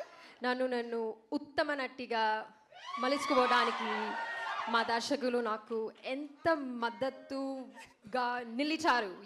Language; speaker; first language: Telugu; non-native, learner; Malayalam